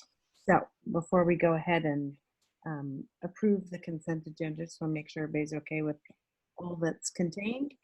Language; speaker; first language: English; native; English